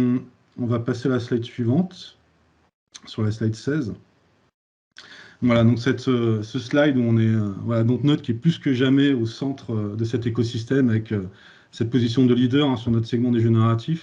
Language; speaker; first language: French; native; French